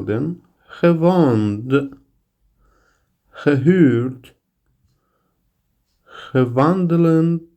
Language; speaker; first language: Dutch; non-native, learner; Turkish